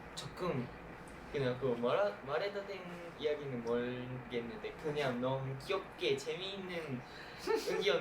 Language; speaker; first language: Korean; non-native, learner; Japanese